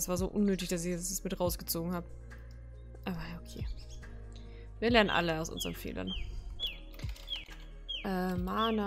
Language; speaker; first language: German; native; German